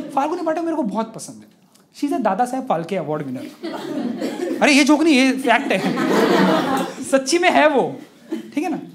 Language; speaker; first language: Hindi; non-native, local second language; Gujarati